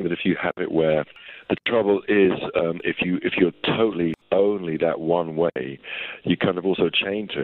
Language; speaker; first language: English; native; English